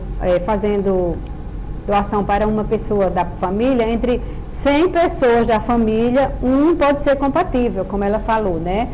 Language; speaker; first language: Portuguese; native; Portuguese